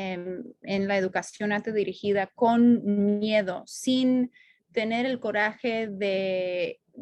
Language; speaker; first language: Spanish; non-native, fluent; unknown